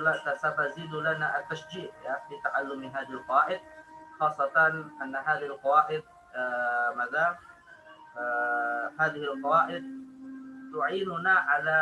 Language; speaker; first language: Arabic; non-native, fluent; Indonesian